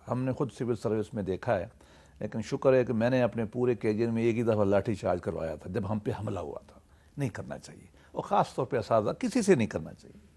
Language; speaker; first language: Urdu; non-native, local second language; Saraiki